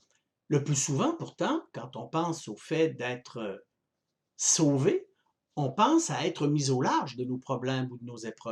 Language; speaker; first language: French; native; French